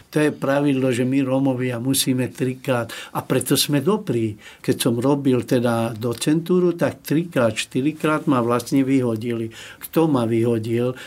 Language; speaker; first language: Slovak; non-native, local second language; Hungarian